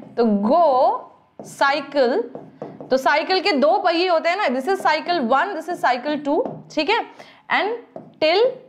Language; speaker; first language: Hindi; native; Hindi